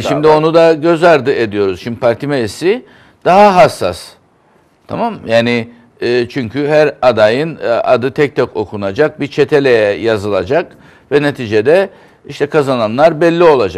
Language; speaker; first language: Turkish; native; Turkish